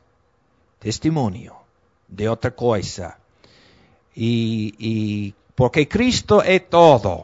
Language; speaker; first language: Portuguese; non-native, fluent; Spanish